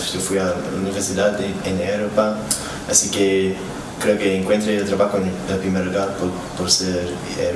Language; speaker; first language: Spanish; non-native, learner; English